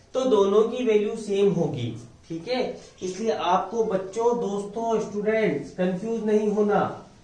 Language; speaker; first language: Hindi; native; Hindi